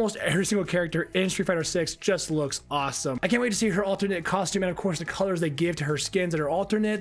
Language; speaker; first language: English; native; English